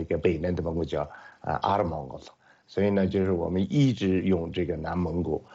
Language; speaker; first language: Chinese; non-native, local second language; Mongolian